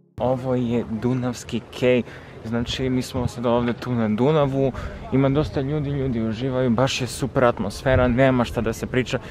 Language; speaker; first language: Serbian; early bilingual, heritage; Serbian